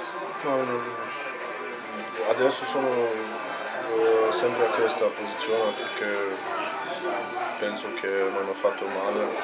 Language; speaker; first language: Italian; non-native, learner; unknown